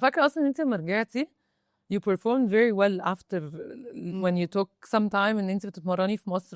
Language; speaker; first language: Arabic; native; Arabic